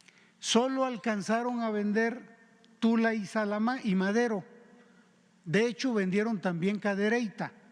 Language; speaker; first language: Spanish; native; Spanish